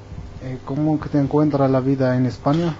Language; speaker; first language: Spanish; non-native, learner; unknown